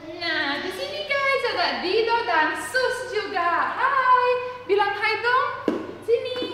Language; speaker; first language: Indonesian; non-native, fluent; Romanian